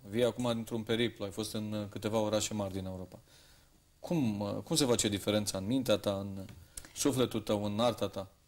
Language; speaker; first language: Romanian; native; Romanian